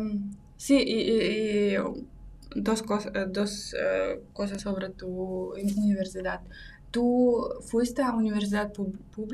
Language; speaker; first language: Spanish; non-native, fluent; Russian